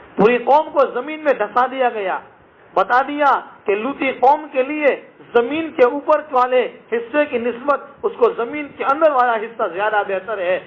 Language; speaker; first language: Urdu; non-native, local second language; Gujarati